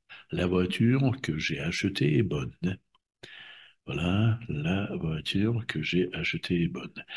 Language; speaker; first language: French; non-native, fluent; Russian